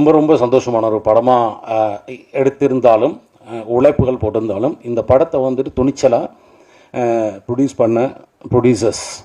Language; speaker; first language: Tamil; native; Tamil